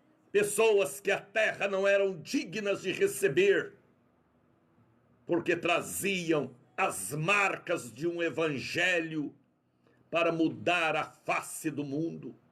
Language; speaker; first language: Portuguese; native; Portuguese